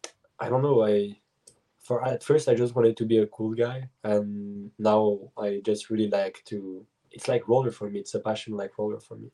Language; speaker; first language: English; non-native, fluent; French